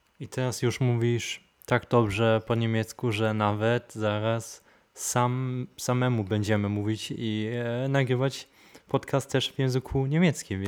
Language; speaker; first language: Polish; non-native, fluent; German